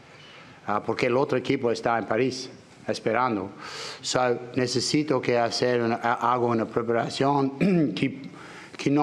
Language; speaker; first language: Spanish; non-native, learner; English